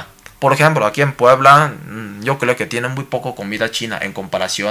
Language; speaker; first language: Spanish; non-native, learner; Cantonese